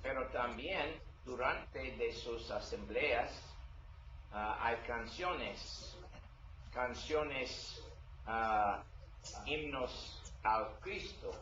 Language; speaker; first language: Spanish; non-native, learner; English